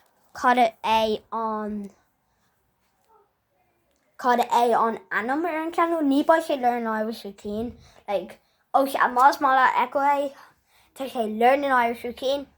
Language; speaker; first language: Irish; non-native, local second language; English